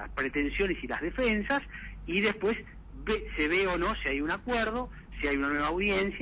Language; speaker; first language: Spanish; native; Spanish